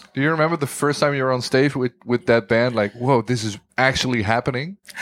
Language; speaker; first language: English; non-native, fluent; Dutch